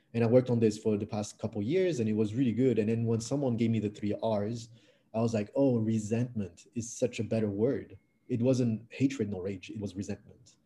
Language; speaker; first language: English; non-native, fluent; French